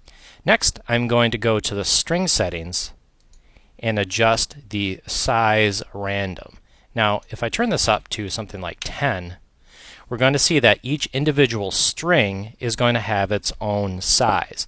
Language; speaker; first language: English; native; English